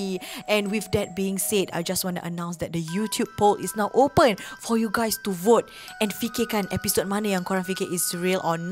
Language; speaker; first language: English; non-native, local second language; Malay